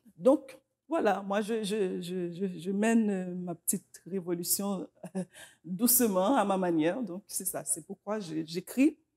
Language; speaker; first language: French; non-native, local second language; Haitian Creole